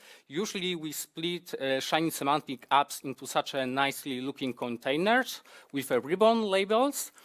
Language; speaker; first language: English; non-native, fluent; Polish